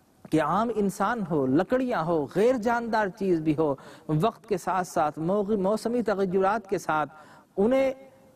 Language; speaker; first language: Urdu; native; Urdu